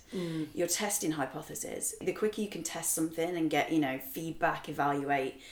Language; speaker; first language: English; native; English